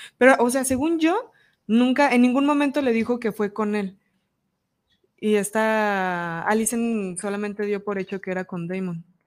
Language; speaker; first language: Spanish; native; Spanish